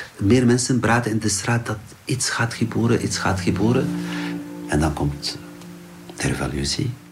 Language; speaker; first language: Dutch; non-native, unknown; Arabic